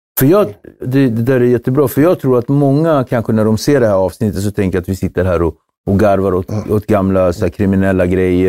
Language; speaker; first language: Swedish; native; Swedish